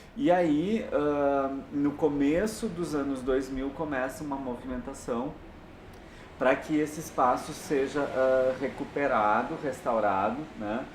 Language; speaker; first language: Portuguese; native; Portuguese